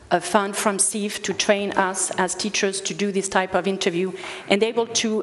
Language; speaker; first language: English; early bilingual, other home language; Spanish